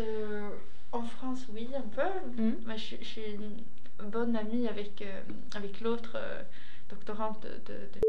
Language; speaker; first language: French; non-native, fluent; Swedish